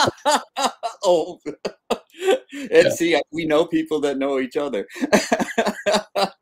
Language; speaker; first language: English; native; English